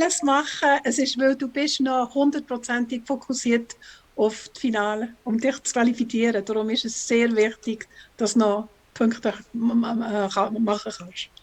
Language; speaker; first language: German; non-native, learner; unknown